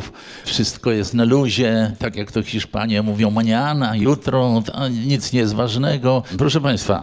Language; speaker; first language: Polish; native; Polish